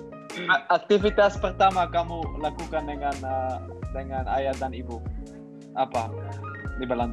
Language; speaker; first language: Indonesian; non-native, learner; Dutch